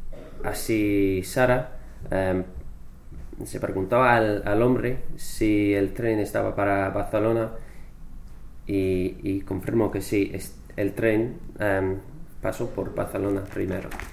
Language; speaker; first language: Spanish; non-native, fluent; English